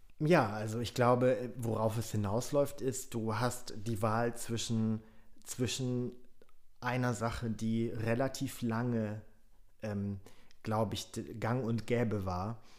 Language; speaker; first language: German; early bilingual, other home language; Polish